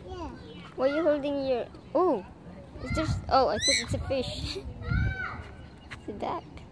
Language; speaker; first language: English; non-native, learner; Filipino